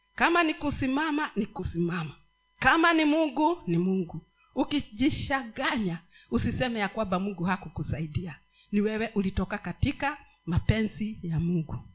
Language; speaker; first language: Swahili; non-native, local second language; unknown